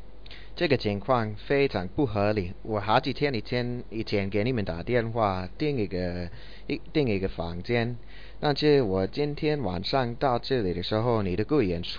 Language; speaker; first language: Chinese; non-native, learner; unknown